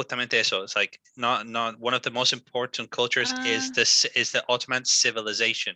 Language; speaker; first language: English; non-native, fluent; Spanish